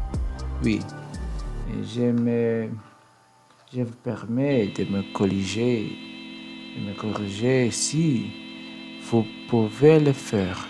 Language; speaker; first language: French; non-native, learner; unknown